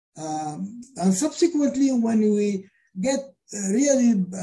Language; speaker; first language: English; non-native, fluent; Arabic